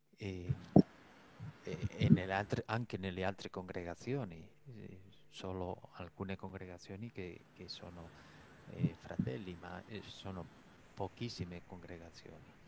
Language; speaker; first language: Italian; non-native, fluent; Spanish